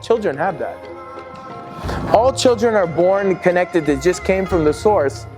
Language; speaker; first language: English; native; English